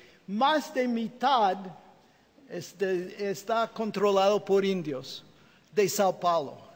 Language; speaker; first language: Spanish; non-native, fluent; English